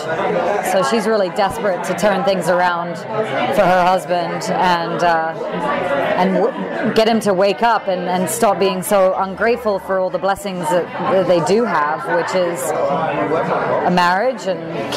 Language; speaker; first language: English; native; English